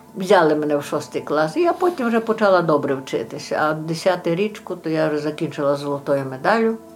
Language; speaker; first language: Ukrainian; native; Ukrainian